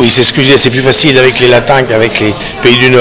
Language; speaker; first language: French; native; French